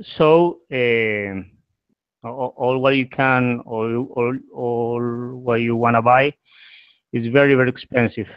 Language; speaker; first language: English; non-native, learner; Spanish